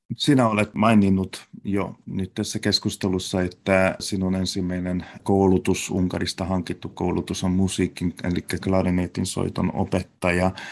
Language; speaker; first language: Finnish; native; Finnish